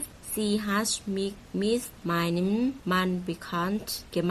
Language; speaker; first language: German; non-native, fluent; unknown